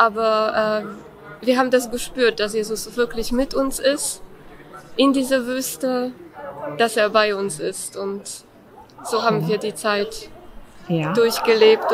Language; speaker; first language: German; non-native, fluent; Polish